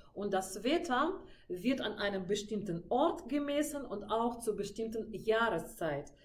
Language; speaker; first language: German; non-native, fluent; Russian